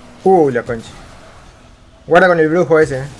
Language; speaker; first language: Spanish; native; Spanish